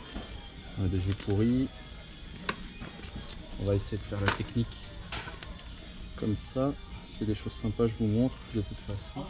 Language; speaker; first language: French; native; French